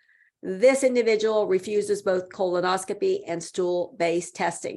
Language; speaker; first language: English; native; English